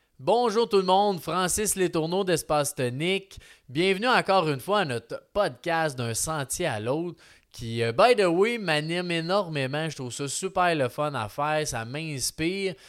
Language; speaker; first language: French; native; French